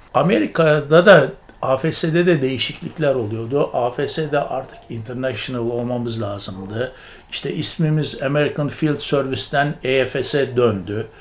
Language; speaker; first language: Turkish; native; Turkish